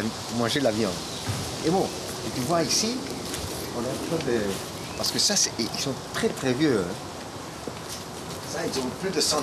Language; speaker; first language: French; non-native, learner; Spanish